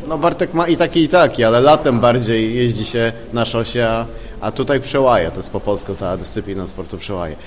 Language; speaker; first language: Polish; native; Polish